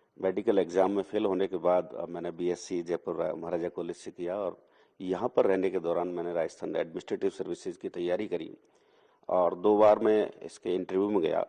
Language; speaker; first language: Hindi; native; Hindi